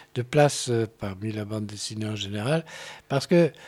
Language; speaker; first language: French; native; French